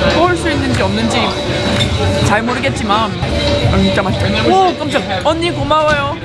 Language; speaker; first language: Korean; non-native, fluent; English